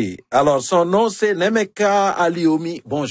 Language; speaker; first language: French; native; French